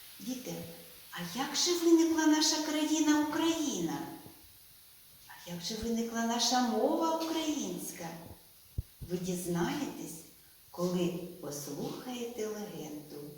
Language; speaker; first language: Ukrainian; native; Ukrainian